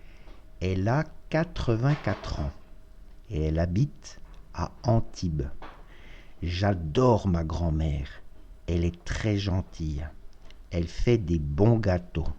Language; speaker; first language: French; non-native, fluent; Russian